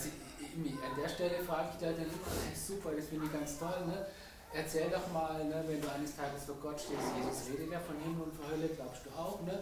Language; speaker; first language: German; native; German